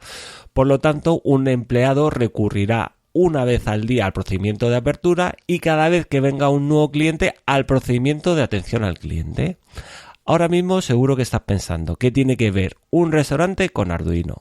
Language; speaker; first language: Spanish; native; Spanish